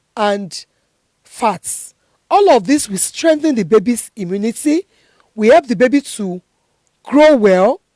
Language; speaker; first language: English; non-native, local second language; Yoruba